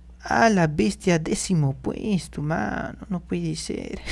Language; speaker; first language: Spanish; native; Spanish